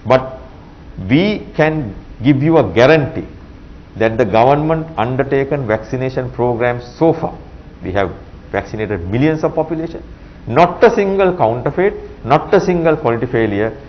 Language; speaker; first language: English; non-native, local second language; Sinhala